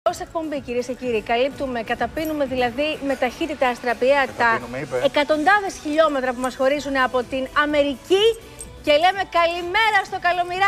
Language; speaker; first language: Greek; native; Greek